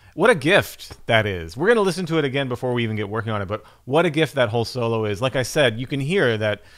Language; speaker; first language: English; native; English